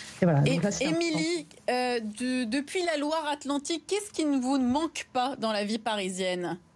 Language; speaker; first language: French; native; French